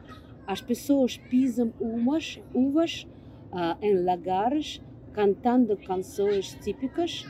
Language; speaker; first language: Portuguese; non-native, learner; English